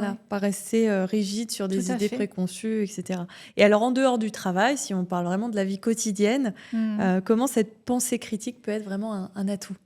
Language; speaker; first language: French; native; French